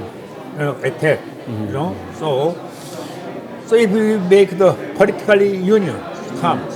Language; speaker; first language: English; non-native, learner; Korean